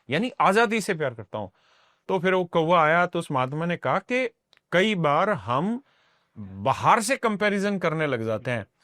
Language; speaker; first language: Hindi; non-native, local second language; Punjabi